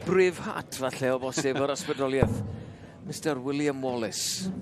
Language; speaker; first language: Welsh; native; Welsh